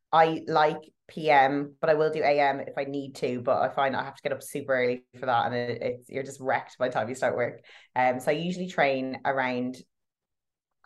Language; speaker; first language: English; native; English